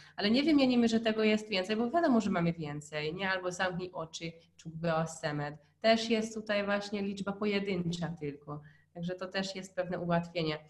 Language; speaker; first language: Polish; non-native, fluent; Hungarian